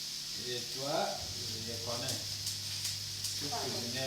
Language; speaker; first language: French; non-native, learner; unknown